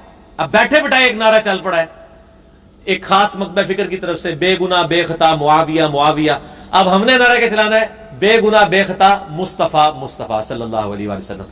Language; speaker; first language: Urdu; non-native, local second language; Punjabi